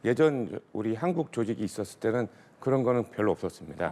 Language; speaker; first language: Korean; native; Korean